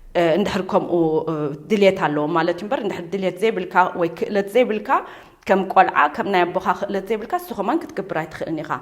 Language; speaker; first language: Tigrinya; early bilingual, heritage; Tigrinya